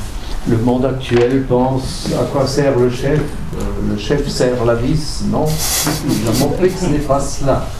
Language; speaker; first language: French; native; French